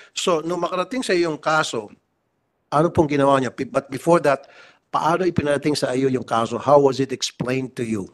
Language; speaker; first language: Filipino; native; Filipino